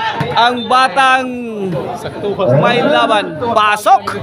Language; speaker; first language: Filipino; non-native, local second language; Cebuano